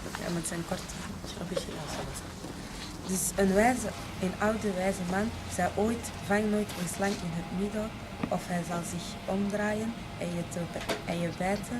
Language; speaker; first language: Dutch; non-native, local second language; French